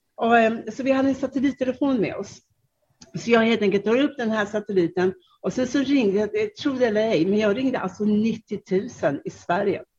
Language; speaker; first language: Swedish; non-native, fluent; Czech